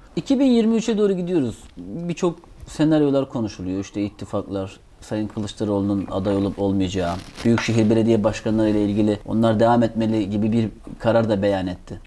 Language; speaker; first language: Turkish; native; Turkish